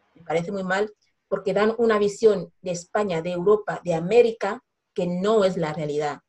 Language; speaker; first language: Spanish; non-native, local second language; Fang